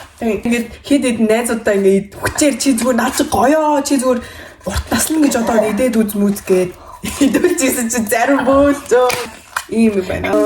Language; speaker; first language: Mongolian; early bilingual, heritage; Mongolian